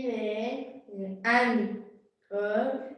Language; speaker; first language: French; non-native, learner; Turkish